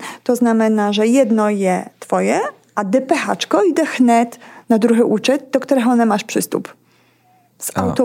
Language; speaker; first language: Czech; non-native, learner; Polish